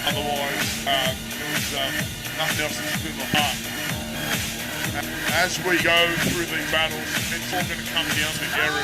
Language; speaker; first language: English; native; English